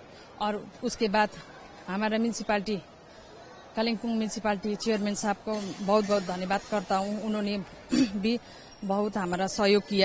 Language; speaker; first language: Hindi; non-native, local second language; Nepali